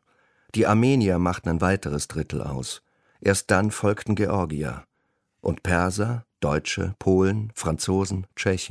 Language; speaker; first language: German; native; German